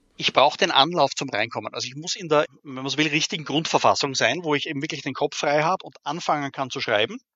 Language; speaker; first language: German; native; German